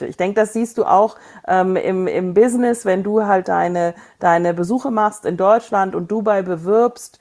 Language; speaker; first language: German; native; German